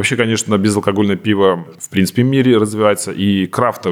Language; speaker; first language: Russian; native; Russian